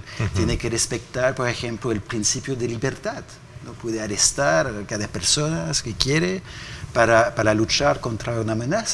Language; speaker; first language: Spanish; non-native, fluent; French